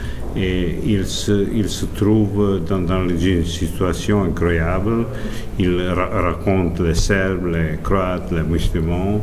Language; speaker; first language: French; non-native, fluent; Serbian